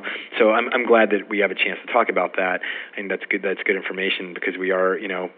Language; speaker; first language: English; native; English